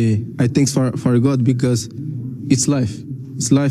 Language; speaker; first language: English; non-native, learner; Portuguese